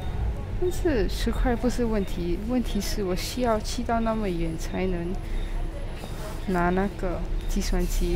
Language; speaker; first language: Chinese; non-native, local second language; English